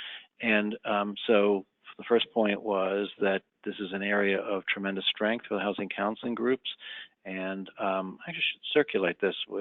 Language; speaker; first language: English; native; English